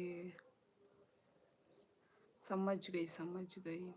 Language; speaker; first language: Hindi; non-native, local second language; Kok Borok